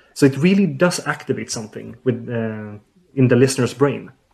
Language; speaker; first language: English; non-native, fluent; Swedish